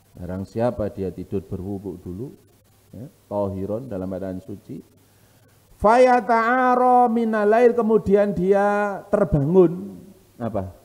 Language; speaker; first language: Indonesian; non-native, local second language; Javanese